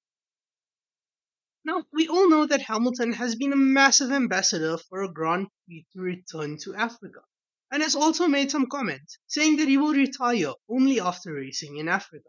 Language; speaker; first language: English; native; English